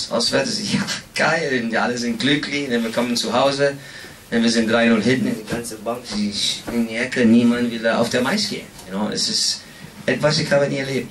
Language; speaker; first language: German; non-native, fluent; English